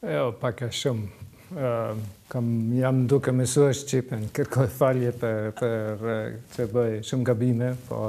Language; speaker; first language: Albanian; non-native, learner; German